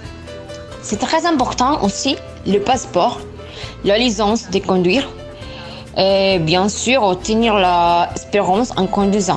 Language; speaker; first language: French; non-native, learner; Spanish